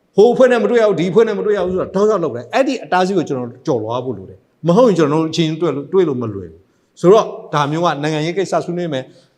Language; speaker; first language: Burmese; non-native, local second language; S'gaw Karen